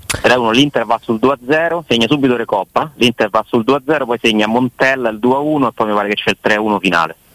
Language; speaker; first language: Italian; native; Italian